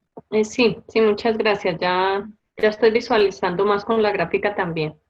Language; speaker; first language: Spanish; native; Spanish